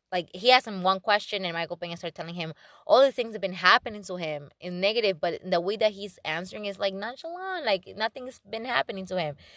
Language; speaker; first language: English; non-native, fluent; Spanish